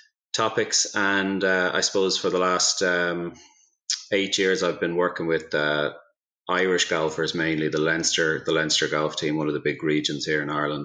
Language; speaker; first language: English; native; English